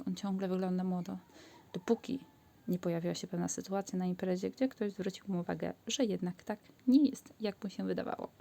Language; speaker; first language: Polish; native; Polish